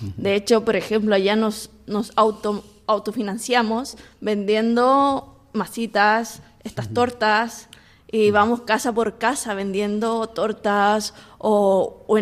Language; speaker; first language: Spanish; native; Spanish